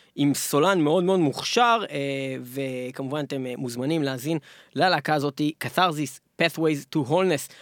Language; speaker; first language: Hebrew; native; Hebrew